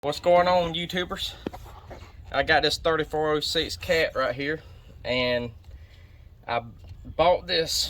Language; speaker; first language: English; native; English